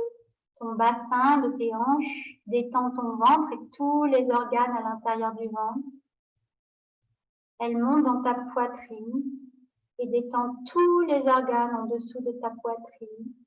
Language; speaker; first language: French; native; French